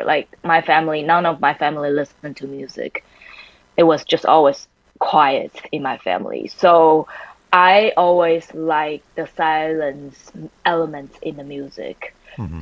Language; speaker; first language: English; non-native, fluent; Chinese